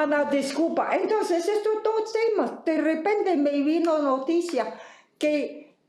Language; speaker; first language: Spanish; non-native, fluent; Chinese